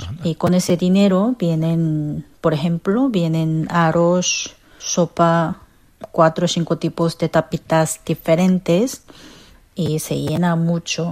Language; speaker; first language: Spanish; non-native, fluent; Korean